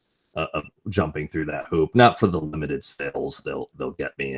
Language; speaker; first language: English; native; English